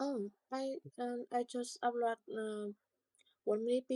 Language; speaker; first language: English; non-native, learner; Vietnamese